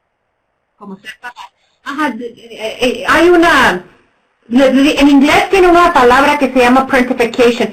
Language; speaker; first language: Spanish; non-native, fluent; English